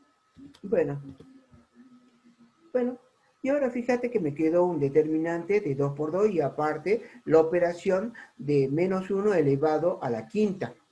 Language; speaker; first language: Spanish; native; Spanish